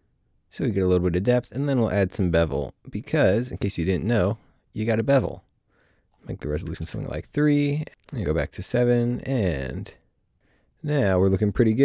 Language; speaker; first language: English; native; English